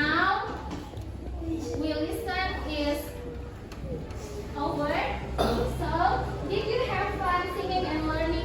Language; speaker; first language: English; non-native, fluent; Indonesian